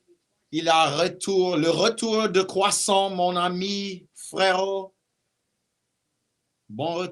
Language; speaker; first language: French; non-native, learner; English